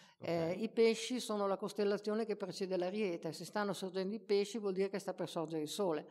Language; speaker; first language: Italian; native; Italian